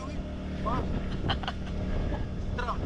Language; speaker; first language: French; non-native, local second language; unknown